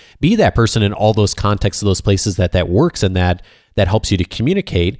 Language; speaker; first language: English; native; English